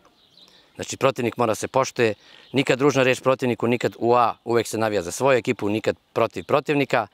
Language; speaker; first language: Bosnian; native; Bosnian